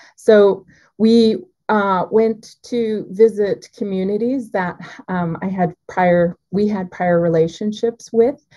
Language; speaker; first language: English; native; English